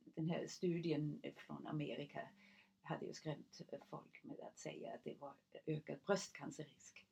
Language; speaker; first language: Swedish; non-native, fluent; German